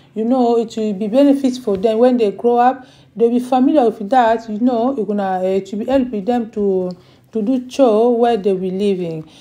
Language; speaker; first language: English; non-native, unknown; Lingala